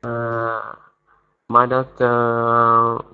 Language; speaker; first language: English; non-native, learner; Vietnamese